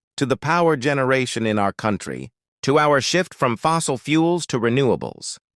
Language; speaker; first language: English; non-native, local second language; Filipino